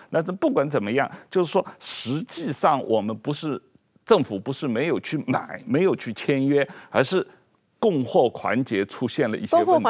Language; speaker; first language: Chinese; native; Chinese